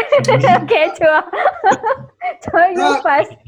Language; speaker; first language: English; non-native, learner; Thai